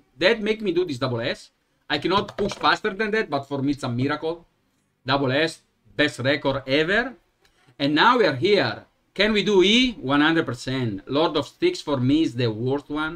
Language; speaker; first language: English; non-native, fluent; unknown